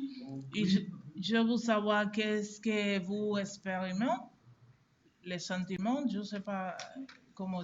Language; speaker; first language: French; non-native, learner; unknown